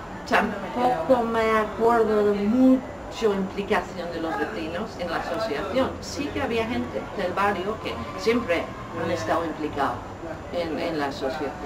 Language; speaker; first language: Spanish; non-native, fluent; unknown